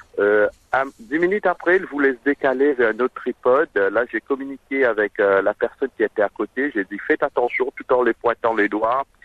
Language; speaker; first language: French; non-native, local second language; Morisyen